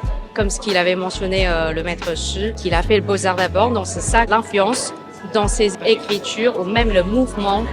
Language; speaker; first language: French; non-native, fluent; Chinese